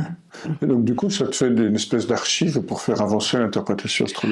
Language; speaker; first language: French; native; French